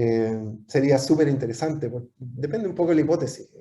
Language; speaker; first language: Spanish; native; Spanish